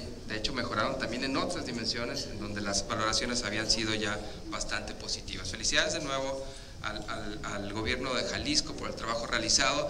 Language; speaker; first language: Spanish; native; Spanish